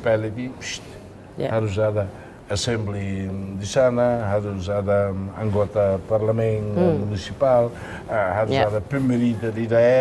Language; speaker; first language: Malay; non-native, fluent; Tetum